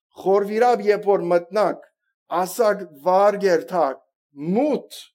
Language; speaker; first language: Armenian; early bilingual, heritage; Armenian